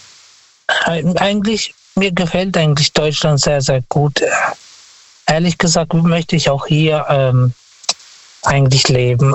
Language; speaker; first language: German; non-native, fluent; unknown